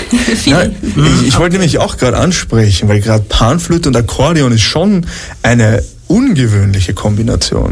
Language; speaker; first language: German; native; German